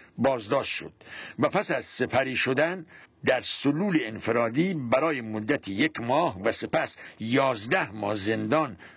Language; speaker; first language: Persian; non-native, local second language; Central Kurdish